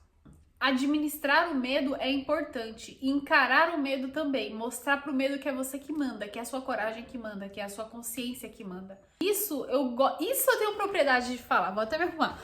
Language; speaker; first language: Portuguese; native; Portuguese